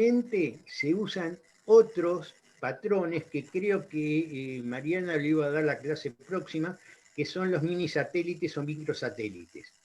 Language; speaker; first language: Spanish; native; Spanish